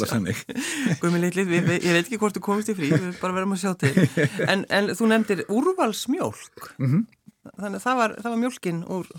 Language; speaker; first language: Icelandic; native; Icelandic